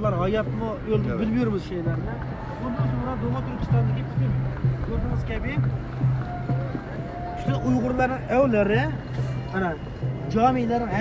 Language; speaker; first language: Turkish; non-native, learner; Uyghur